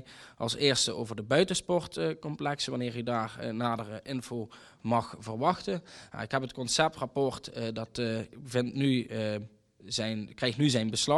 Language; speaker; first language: Dutch; native; Dutch